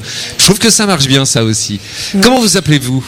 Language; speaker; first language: French; native; French